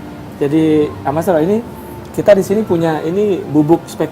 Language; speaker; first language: Indonesian; native; Indonesian